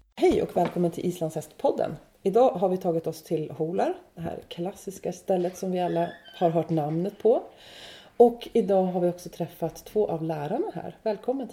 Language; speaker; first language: Swedish; native; Swedish